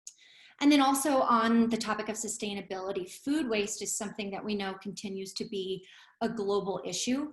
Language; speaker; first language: English; native; English